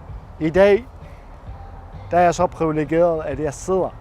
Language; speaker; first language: Danish; non-native, fluent; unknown